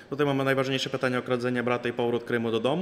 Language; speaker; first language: Polish; non-native, fluent; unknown